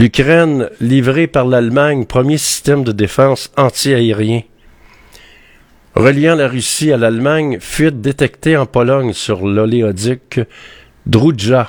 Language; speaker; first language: French; native; French